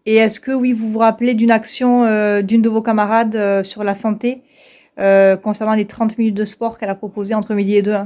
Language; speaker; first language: French; native; French